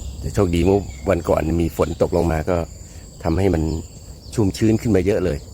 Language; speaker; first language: Thai; native; Thai